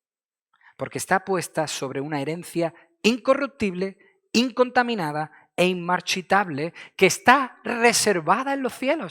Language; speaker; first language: Spanish; native; Spanish